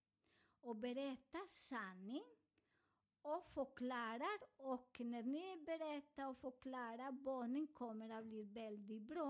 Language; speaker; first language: Swedish; non-native, fluent; Spanish